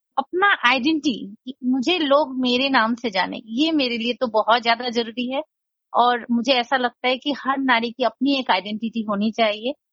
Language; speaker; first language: Hindi; non-native, local second language; Nepali